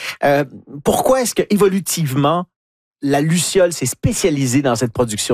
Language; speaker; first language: French; native; French